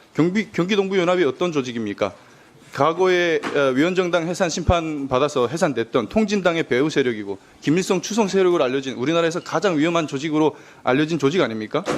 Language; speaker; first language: Korean; native; Korean